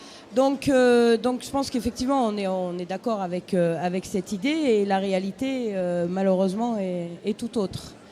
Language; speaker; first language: French; native; French